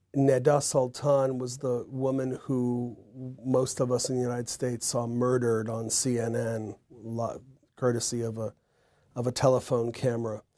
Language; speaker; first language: English; native; English